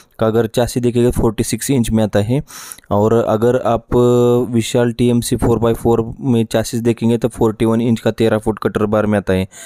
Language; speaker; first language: Hindi; non-native, local second language; Marathi